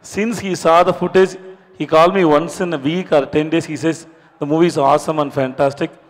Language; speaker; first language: English; non-native, local second language; Tamil